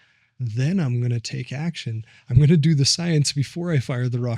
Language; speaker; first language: English; native; English